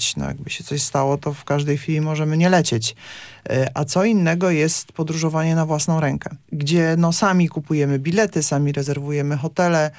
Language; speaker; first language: Polish; native; Polish